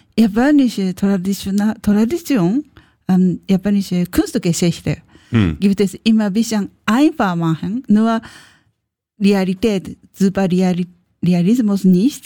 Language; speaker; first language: German; non-native, learner; Japanese